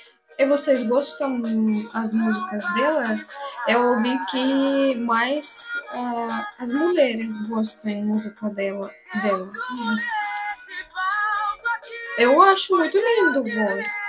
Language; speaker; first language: Portuguese; non-native, learner; Russian